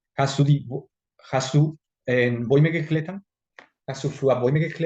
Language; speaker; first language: German; non-native, fluent; Spanish